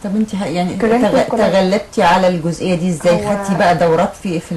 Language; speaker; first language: Arabic; native; Arabic